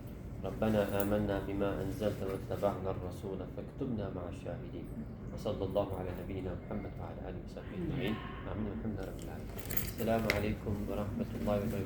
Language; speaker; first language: Arabic; non-native, fluent; Malay